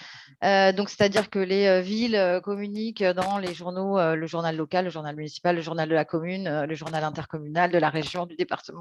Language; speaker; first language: French; native; French